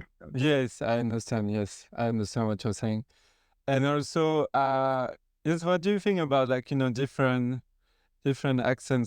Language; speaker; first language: English; non-native, fluent; French